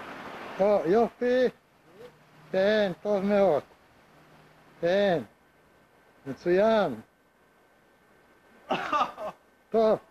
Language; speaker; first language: Hebrew; non-native, fluent; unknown